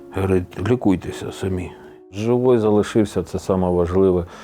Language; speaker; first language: Ukrainian; native; Ukrainian